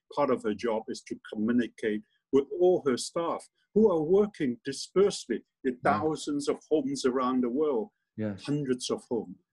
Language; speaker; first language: English; non-native, local second language; Cantonese